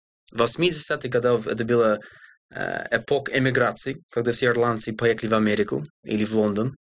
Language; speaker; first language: Russian; non-native, fluent; English